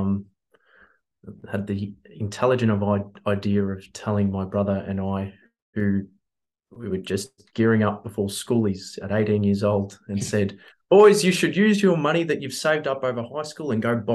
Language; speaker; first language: English; native; English